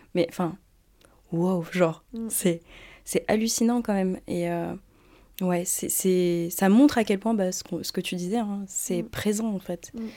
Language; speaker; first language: French; native; French